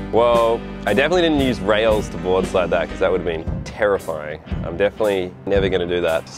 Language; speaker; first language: English; native; English